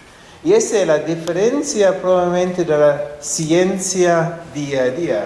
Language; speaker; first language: Spanish; non-native, fluent; German